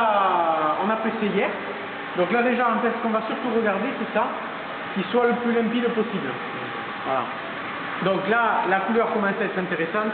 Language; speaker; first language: French; native; French